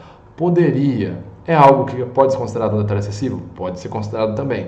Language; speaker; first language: Portuguese; native; Portuguese